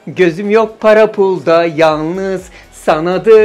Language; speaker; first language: Russian; non-native, fluent; Turkish